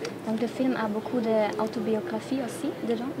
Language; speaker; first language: French; non-native, fluent; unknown